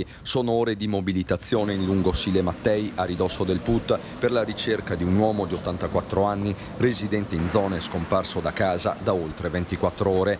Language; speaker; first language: Italian; native; Italian